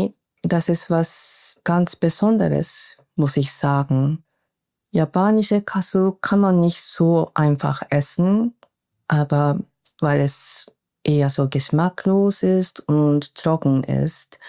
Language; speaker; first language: German; non-native, fluent; Japanese